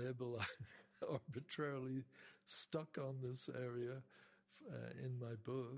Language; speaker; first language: English; native; English